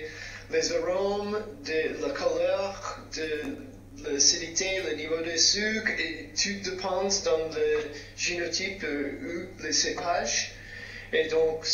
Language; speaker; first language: French; non-native, fluent; English